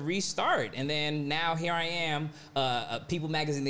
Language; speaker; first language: English; native; English